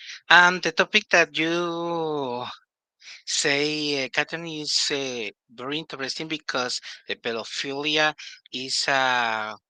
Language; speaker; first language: English; non-native, learner; Spanish